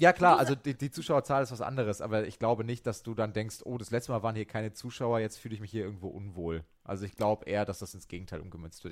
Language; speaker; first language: German; native; German